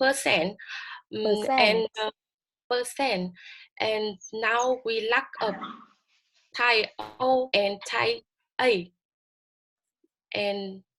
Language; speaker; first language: English; non-native, learner; Vietnamese